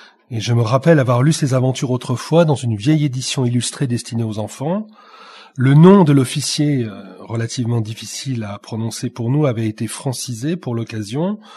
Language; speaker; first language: French; native; French